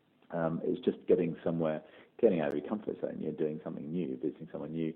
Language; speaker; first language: English; native; English